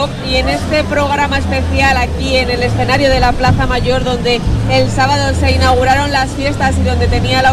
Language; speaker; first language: Spanish; native; Spanish